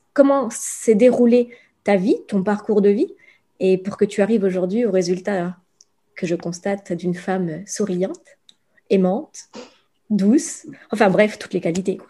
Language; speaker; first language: French; native; French